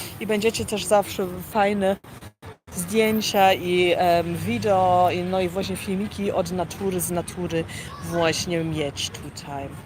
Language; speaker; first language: Polish; early bilingual, heritage; Polish